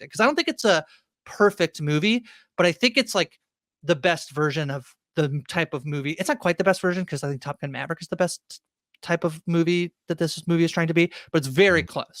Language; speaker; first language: English; native; English